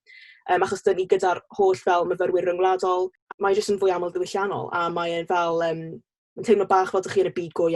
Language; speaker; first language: Welsh; non-native, local second language; English